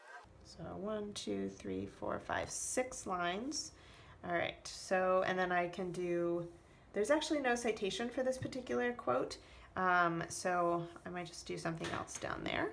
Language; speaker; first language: English; native; English